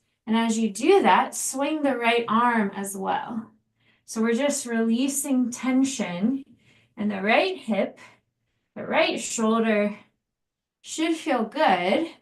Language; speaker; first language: English; native; English